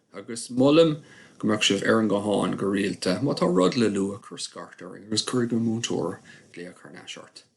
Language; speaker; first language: Irish; native; Irish